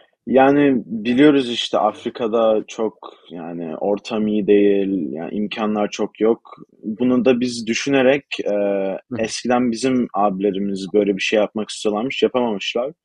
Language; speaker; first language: Turkish; early bilingual, heritage; Turkish